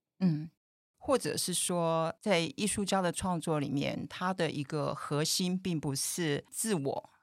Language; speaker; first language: Chinese; native; Chinese